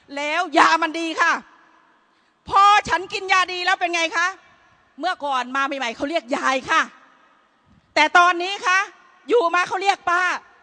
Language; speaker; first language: Thai; native; Thai